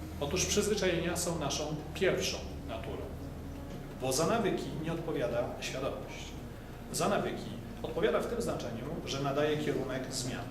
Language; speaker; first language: Polish; native; Polish